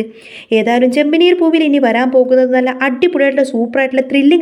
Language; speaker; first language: Malayalam; native; Malayalam